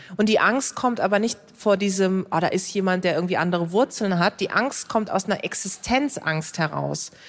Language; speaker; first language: German; native; German